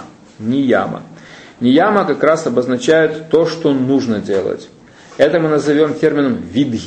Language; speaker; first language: Russian; native; Russian